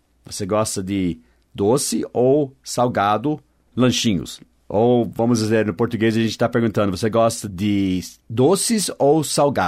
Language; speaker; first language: Portuguese; non-native, fluent; English